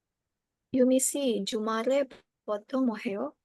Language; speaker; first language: Korean; non-native, learner; Indonesian